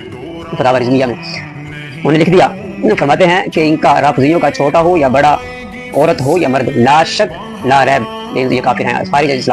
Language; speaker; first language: Urdu; native; Urdu